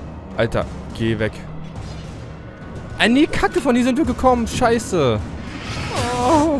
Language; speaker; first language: German; native; German